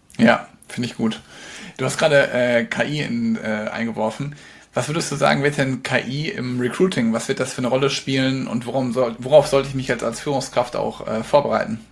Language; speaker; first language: German; native; German